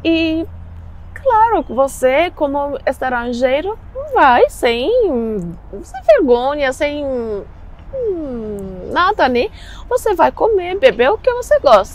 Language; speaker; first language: Portuguese; non-native, learner; Persian